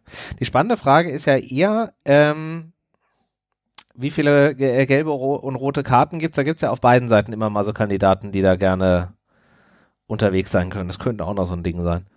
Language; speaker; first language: German; native; German